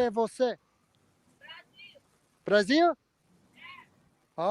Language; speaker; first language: Portuguese; non-native, learner; English